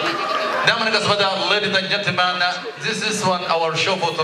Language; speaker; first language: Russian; non-native, learner; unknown